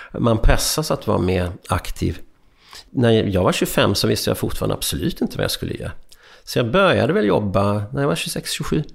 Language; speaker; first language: Swedish; early bilingual, other home language; Hungarian